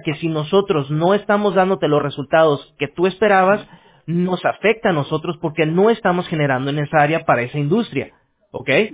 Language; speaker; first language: Spanish; native; Spanish